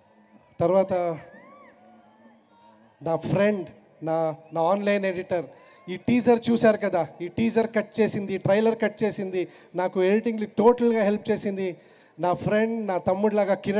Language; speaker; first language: Telugu; non-native, fluent; Kannada